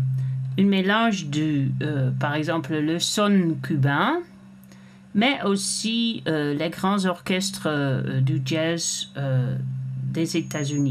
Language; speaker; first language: French; non-native, fluent; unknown